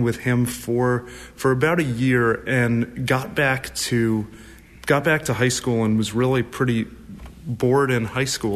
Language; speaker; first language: English; native; English